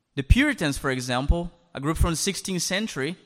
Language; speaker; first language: English; non-native, fluent; Portuguese